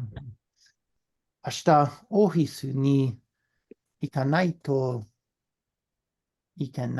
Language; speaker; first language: Japanese; non-native, learner; English